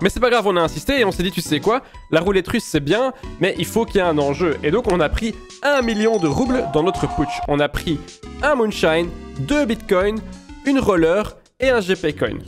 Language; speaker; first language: French; native; French